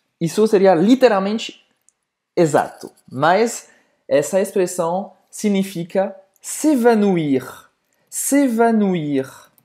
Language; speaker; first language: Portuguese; non-native, fluent; French